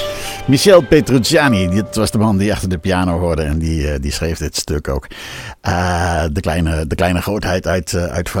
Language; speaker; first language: Dutch; native; Dutch